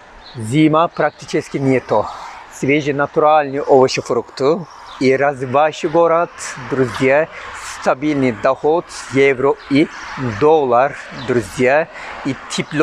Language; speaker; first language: Russian; non-native, learner; Turkish